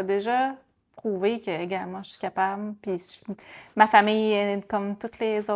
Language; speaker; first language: French; native; French